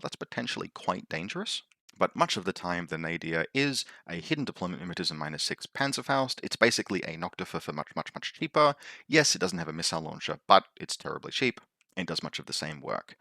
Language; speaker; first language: English; native; English